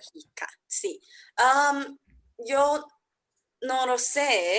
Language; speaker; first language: Spanish; non-native, learner; English